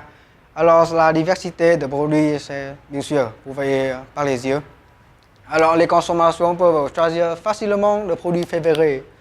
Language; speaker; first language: French; non-native, learner; Vietnamese